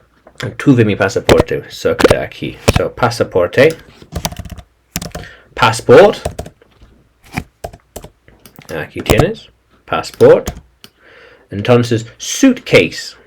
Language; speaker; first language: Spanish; non-native, learner; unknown